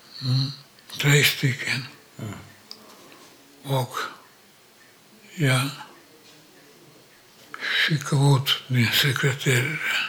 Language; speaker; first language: Swedish; non-native, learner; Polish